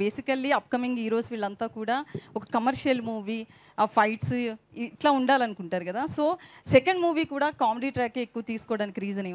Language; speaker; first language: Telugu; native; Telugu